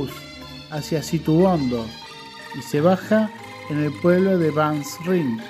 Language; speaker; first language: Spanish; non-native, fluent; Indonesian